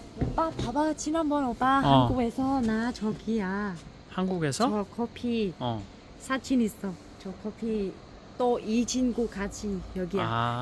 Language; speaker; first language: Korean; non-native, learner; Vietnamese